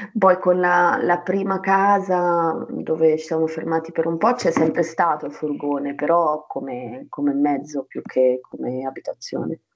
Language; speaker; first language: Italian; early bilingual, other home language; German